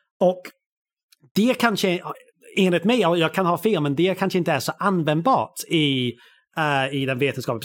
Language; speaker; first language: Swedish; non-native, fluent; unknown